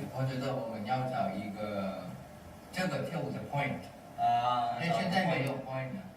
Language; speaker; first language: Chinese; non-native, learner; Thai